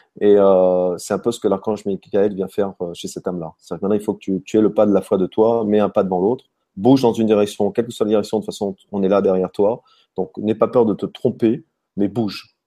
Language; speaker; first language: French; native; French